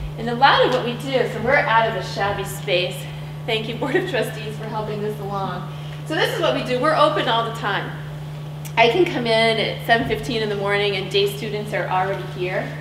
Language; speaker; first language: English; native; English